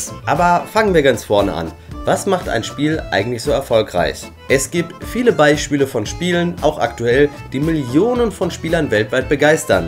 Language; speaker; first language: German; native; German